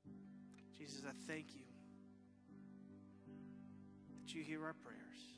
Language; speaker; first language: English; native; English